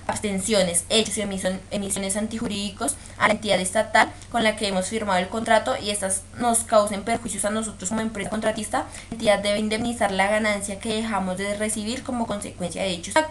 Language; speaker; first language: Spanish; native; Spanish